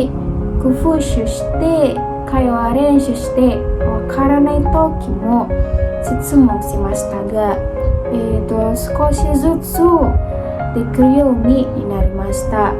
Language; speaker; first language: Japanese; non-native, learner; Indonesian